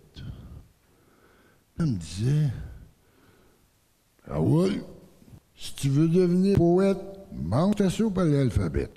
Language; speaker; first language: French; native; French